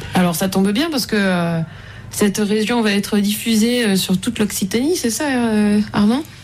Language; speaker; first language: French; native; French